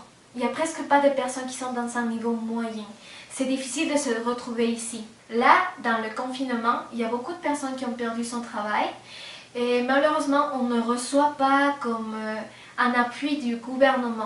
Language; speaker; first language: French; non-native, fluent; Spanish